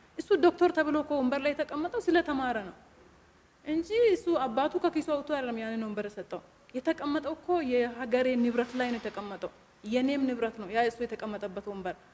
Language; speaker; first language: Amharic; non-native, local second language; Hadiyya